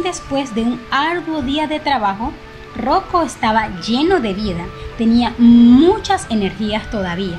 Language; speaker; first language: Spanish; native; Spanish